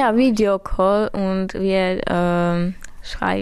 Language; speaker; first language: German; non-native, learner; Armenian